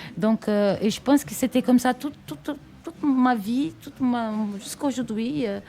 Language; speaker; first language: French; non-native, fluent; Portuguese